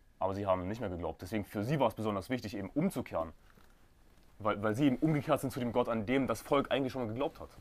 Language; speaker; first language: German; native; German